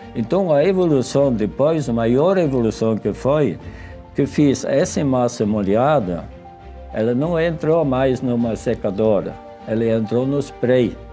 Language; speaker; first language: Portuguese; non-native, fluent; Swiss German